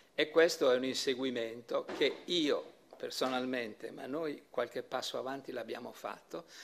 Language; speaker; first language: Italian; native; Italian